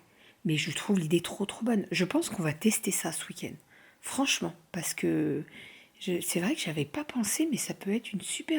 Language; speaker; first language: French; native; French